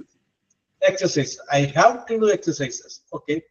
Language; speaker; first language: English; non-native, local second language; Malayalam